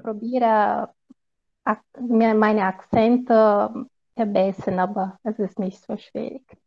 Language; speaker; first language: German; non-native, learner; Portuguese